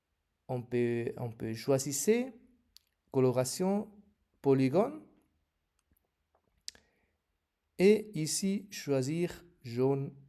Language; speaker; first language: French; non-native, learner; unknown